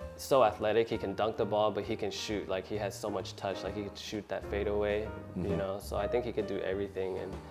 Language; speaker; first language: English; early bilingual, other home language; Chinese